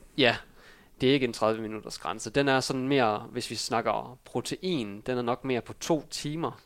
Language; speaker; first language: Danish; early bilingual, other home language; Vietnamese